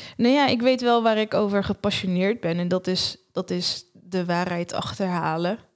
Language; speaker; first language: Dutch; early bilingual, other home language; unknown